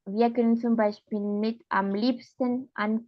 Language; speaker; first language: German; non-native, fluent; Spanish